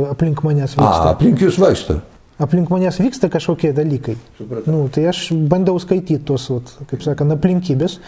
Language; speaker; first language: Lithuanian; non-native, local second language; Russian